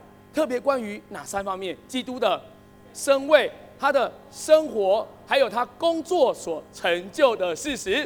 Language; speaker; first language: Chinese; native; Chinese